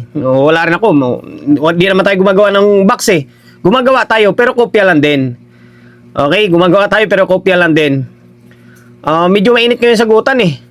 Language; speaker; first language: Filipino; non-native, local second language; Hiligaynon